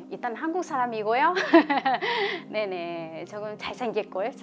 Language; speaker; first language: Korean; non-native, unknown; Vietnamese